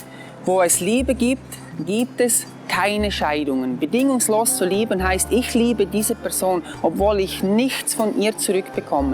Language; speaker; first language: German; non-native, fluent; English